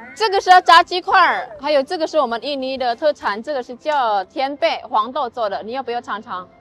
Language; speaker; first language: Chinese; non-native, fluent; Indonesian